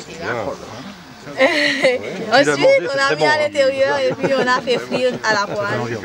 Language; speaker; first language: French; non-native, learner; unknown